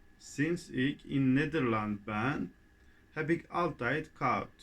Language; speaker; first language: Dutch; non-native, fluent; Turkish